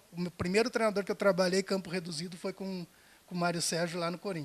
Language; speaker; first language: Portuguese; native; Portuguese